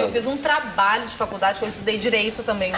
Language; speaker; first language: Portuguese; native; Portuguese